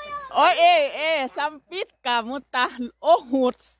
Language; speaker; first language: Finnish; non-native, learner; Thai